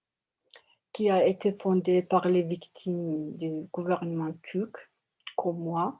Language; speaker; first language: French; non-native, learner; Turkish